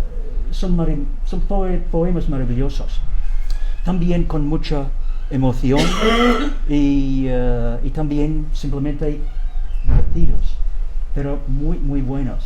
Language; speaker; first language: Spanish; non-native, learner; English